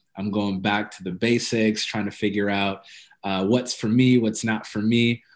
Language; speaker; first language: English; early bilingual, other home language; Amharic